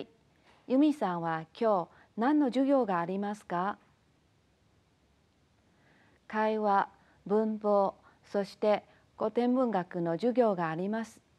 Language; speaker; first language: Japanese; non-native, fluent; Chinese